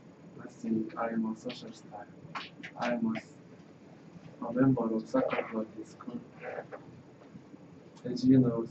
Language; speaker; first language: English; non-native, learner; Korean